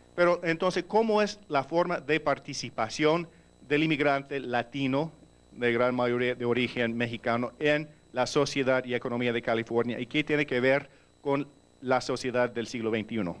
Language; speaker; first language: Spanish; early bilingual, heritage; Spanish